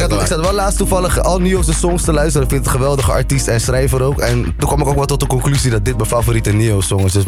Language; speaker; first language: Dutch; native; Dutch